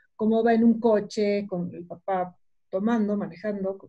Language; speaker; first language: Spanish; native; Spanish